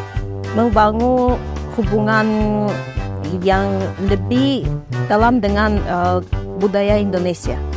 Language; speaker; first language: Indonesian; non-native, fluent; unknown